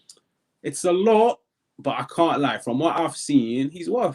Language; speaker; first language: English; native; English